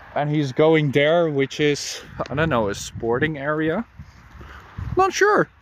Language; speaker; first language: English; non-native, fluent; Dutch